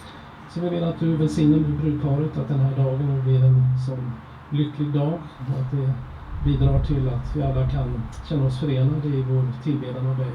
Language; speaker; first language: Swedish; native; Swedish